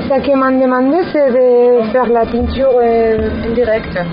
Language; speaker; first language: French; non-native, fluent; Spanish